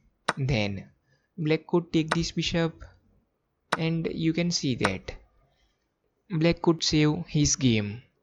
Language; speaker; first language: English; non-native, fluent; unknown